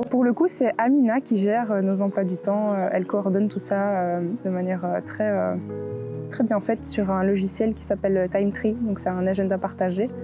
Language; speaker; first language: French; native; French